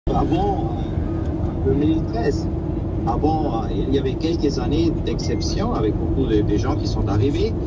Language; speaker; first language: French; non-native, fluent; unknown